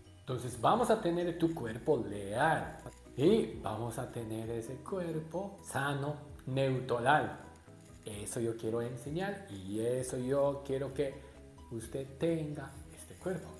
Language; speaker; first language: Spanish; non-native, learner; Japanese